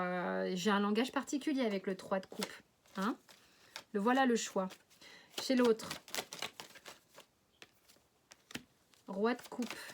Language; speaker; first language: French; native; French